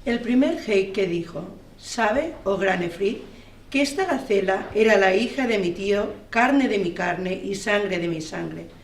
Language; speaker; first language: Spanish; non-native, local second language; Catalan